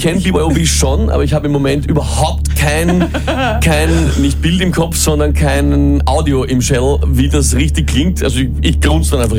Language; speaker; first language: German; native; German